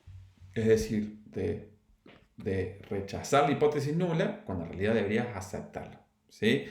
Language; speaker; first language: Spanish; native; Spanish